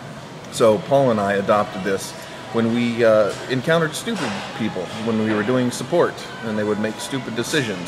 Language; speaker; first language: English; native; English